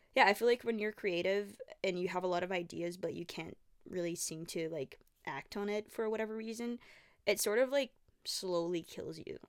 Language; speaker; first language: English; non-native, fluent; Portuguese